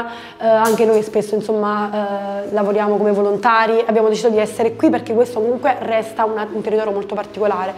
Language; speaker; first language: Italian; native; Italian